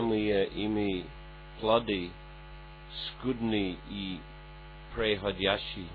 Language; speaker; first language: Russian; non-native, fluent; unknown